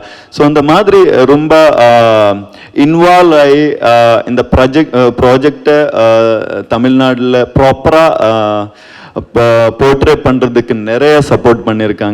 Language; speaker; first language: Tamil; non-native, learner; Kannada